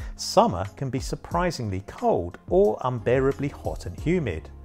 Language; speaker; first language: English; native; English